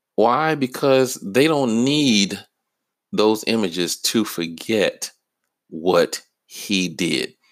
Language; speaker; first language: English; native; English